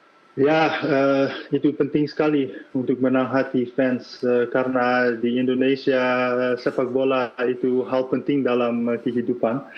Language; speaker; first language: Indonesian; non-native, fluent; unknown